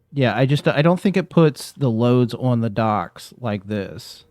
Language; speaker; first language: English; native; English